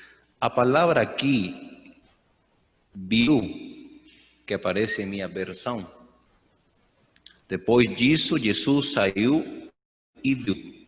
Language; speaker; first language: Portuguese; non-native, fluent; Spanish